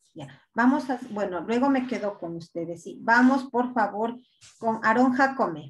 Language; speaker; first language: Spanish; native; Spanish